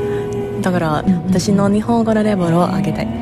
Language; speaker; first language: Japanese; non-native, learner; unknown